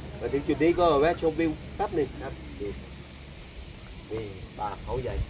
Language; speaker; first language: Thai; native; Thai